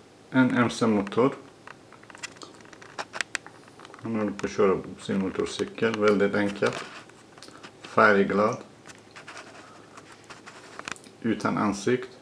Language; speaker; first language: Swedish; non-native, learner; Persian